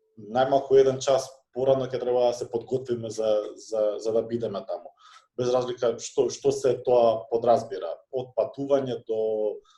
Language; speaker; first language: Macedonian; non-native, local second language; Albanian